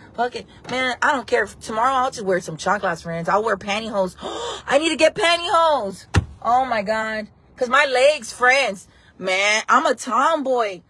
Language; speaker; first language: English; early bilingual, other home language; Spanish